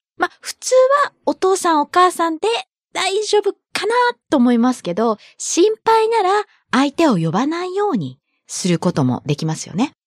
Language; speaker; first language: Japanese; native; Japanese